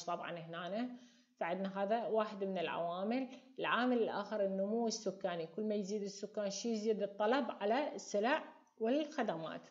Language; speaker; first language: Arabic; native; Arabic